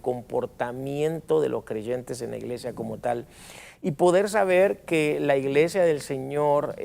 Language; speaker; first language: Spanish; native; Spanish